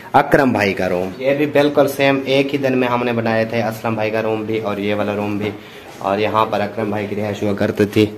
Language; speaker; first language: Urdu; non-native, local second language; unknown